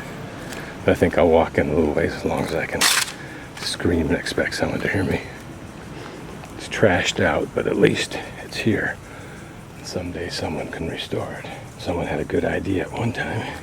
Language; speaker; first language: English; native; English